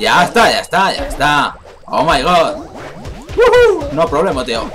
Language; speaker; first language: Spanish; native; Spanish